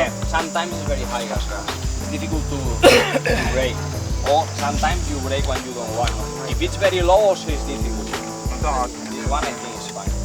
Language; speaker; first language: English; non-native, fluent; Spanish